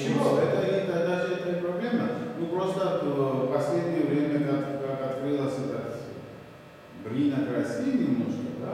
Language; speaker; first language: Russian; non-native, fluent; Georgian